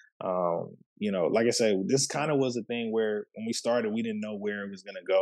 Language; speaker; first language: English; native; English